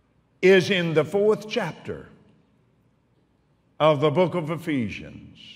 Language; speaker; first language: English; native; English